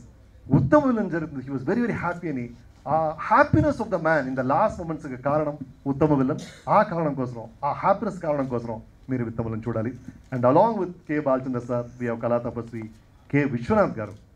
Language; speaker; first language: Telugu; non-native, local second language; Kannada